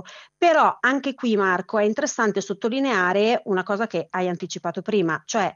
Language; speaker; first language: Italian; native; Italian